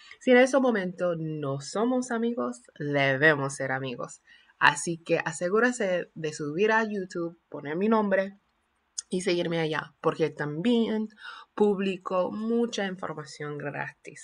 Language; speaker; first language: Spanish; non-native, fluent; English